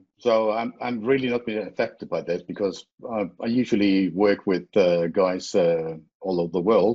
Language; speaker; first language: English; non-native, fluent; Faroese